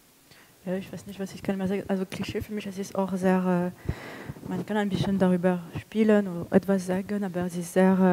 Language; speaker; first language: German; non-native, fluent; French